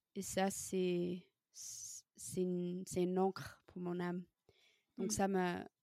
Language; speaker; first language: French; non-native, fluent; English